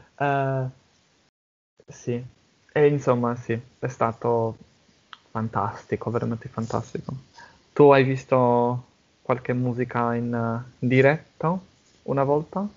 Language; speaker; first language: Italian; non-native, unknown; English